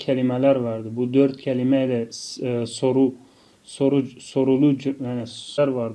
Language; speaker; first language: Turkish; non-native, fluent; Tajik